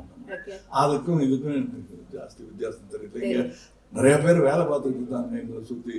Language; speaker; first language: Tamil; native; Tamil